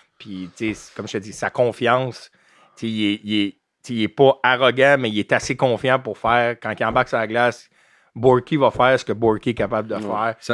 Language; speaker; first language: French; native; French